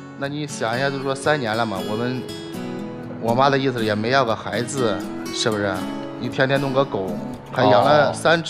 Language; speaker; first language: Chinese; native; Chinese